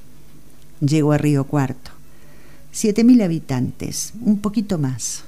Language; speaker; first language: Spanish; native; Spanish